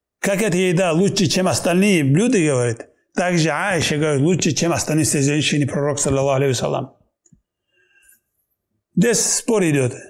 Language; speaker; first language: Russian; non-native, local second language; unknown